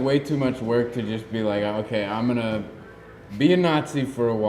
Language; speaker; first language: English; native; English